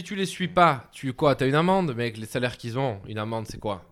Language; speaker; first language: French; native; French